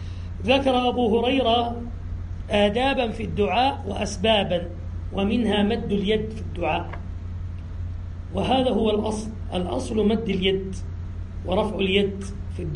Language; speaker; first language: Arabic; native; Arabic